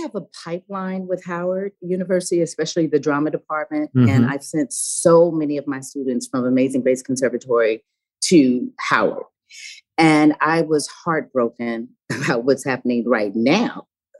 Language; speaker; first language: English; native; English